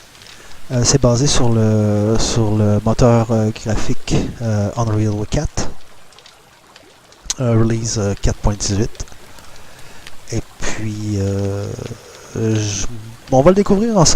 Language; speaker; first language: French; native; French